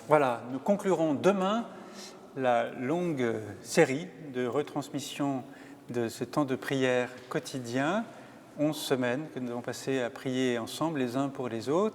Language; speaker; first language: French; native; French